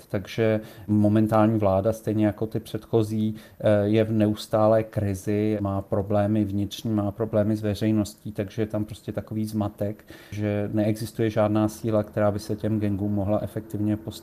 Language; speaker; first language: Czech; native; Czech